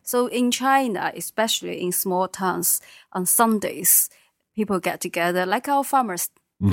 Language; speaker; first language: English; non-native, fluent; Chinese